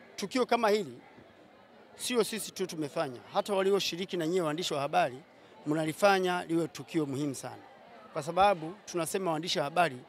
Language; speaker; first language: Swahili; non-native, local second language; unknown